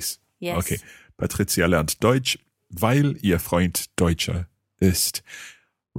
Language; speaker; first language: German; non-native, learner; English